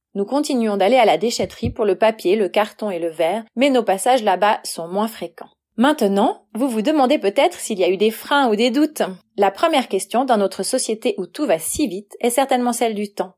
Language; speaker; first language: French; native; French